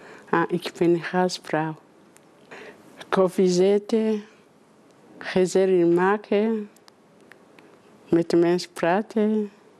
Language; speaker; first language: Dutch; non-native, learner; Rundi